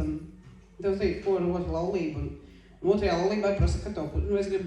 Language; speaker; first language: Latvian; non-native, local second language; Russian